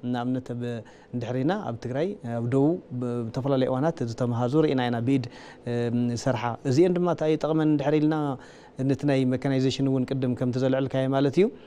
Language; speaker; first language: Tigrinya; native; Tigrinya